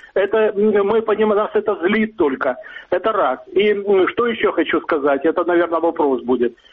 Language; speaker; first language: Russian; native; Russian